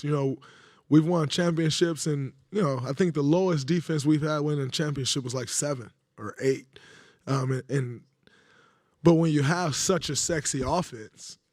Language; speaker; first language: English; native; English